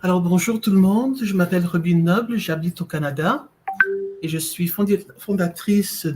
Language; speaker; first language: French; non-native, fluent; English